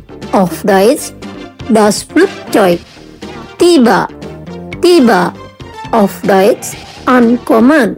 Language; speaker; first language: German; non-native, learner; Indonesian